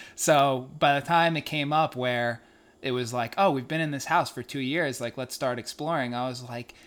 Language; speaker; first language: English; native; English